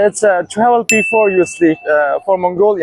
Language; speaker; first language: English; non-native, learner; Mongolian